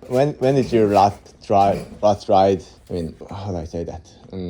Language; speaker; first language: English; non-native, learner; Korean